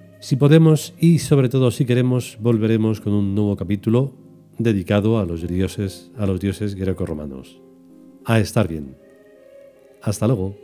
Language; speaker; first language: Spanish; native; Spanish